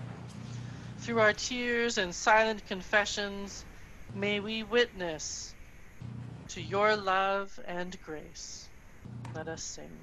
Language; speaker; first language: English; native; English